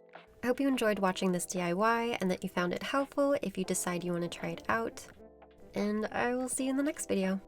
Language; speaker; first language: English; native; English